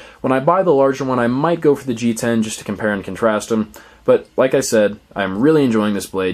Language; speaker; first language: English; native; English